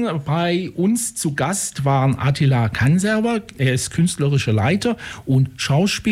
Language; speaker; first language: German; native; German